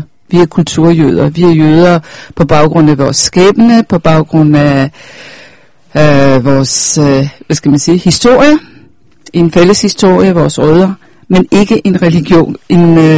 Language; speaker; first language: Danish; non-native, fluent; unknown